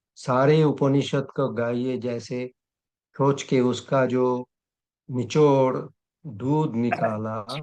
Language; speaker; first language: Hindi; non-native, local second language; Bangla